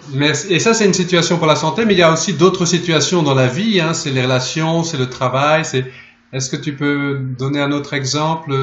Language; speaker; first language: French; native; French